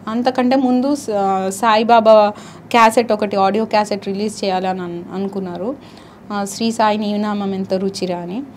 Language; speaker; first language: Telugu; native; Telugu